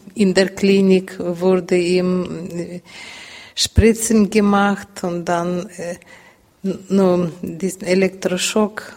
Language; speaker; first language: German; non-native, learner; Russian